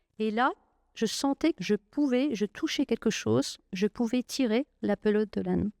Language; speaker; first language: French; non-native, local second language; Arabic